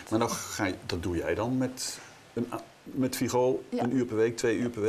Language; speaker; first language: Dutch; native; Dutch